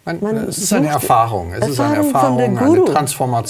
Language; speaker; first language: German; native; German